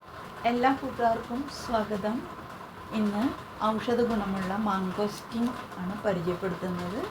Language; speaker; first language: Malayalam; native; Malayalam